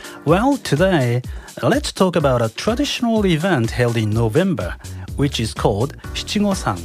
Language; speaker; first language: English; non-native, fluent; Japanese